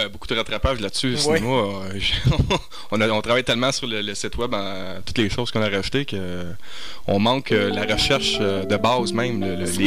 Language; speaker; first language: French; native; French